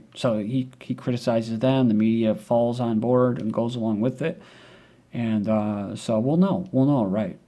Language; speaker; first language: English; native; English